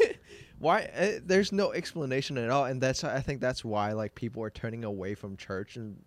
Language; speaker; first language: English; non-native, local second language; Cantonese